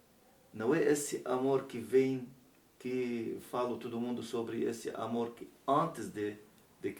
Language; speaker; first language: Portuguese; non-native, learner; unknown